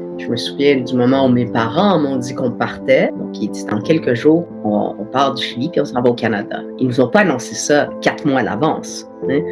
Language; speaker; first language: French; early bilingual, other home language; Spanish